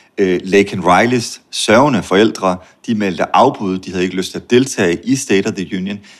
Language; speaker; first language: Danish; native; Danish